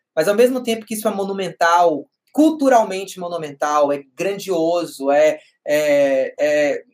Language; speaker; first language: Portuguese; native; Portuguese